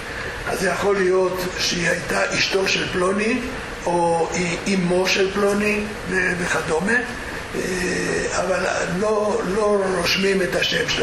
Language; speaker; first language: Hebrew; non-native, fluent; Spanish